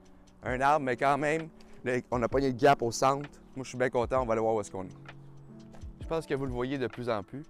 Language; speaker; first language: French; native; French